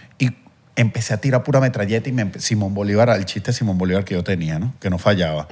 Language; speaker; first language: Spanish; native; Spanish